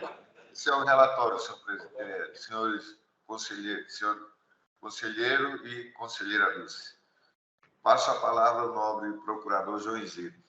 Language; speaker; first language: Portuguese; native; Portuguese